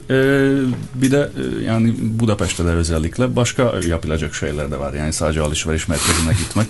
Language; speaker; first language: Turkish; non-native, fluent; Hungarian